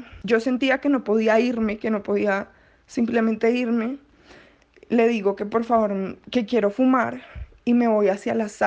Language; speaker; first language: Spanish; native; Spanish